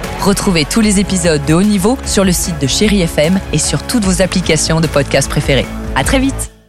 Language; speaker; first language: French; native; French